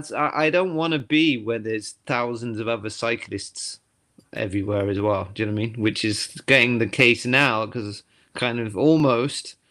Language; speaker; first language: English; native; English